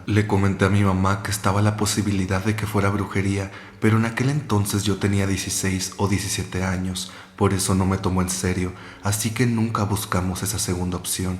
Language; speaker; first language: Spanish; native; Spanish